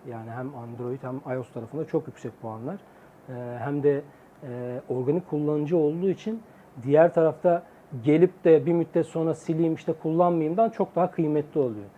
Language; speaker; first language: Turkish; native; Turkish